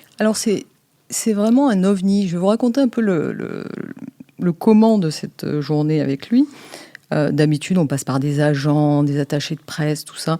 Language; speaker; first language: French; native; French